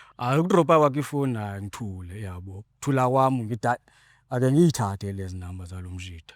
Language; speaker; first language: Zulu; non-native, local second language; Xhosa